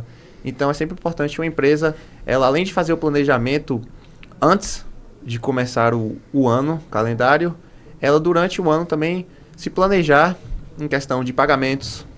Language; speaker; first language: Portuguese; native; Portuguese